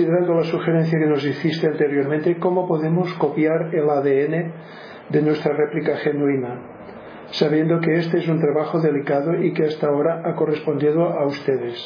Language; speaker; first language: Spanish; native; Spanish